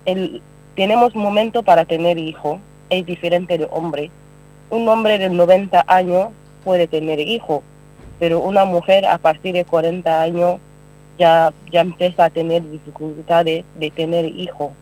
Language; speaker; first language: Spanish; non-native, learner; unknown